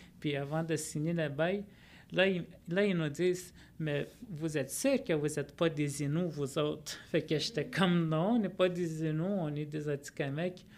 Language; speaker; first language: French; non-native, local second language; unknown